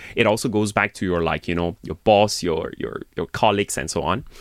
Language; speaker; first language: English; non-native, fluent; Persian